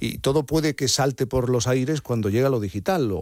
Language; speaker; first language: Spanish; native; Spanish